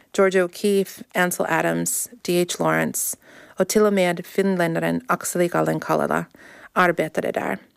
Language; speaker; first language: Swedish; early bilingual, heritage; English